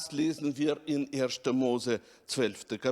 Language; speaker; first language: German; non-native, fluent; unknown